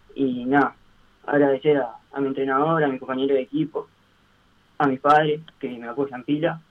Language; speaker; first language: Spanish; native; Spanish